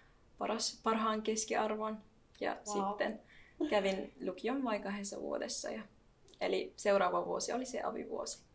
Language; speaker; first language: Finnish; non-native, fluent; Arabic